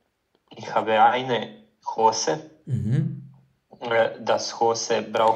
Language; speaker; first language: German; non-native, learner; Croatian